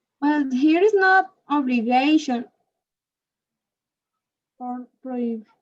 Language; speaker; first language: English; non-native, learner; Spanish